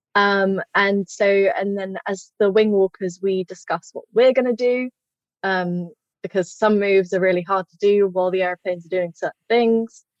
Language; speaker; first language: English; native; English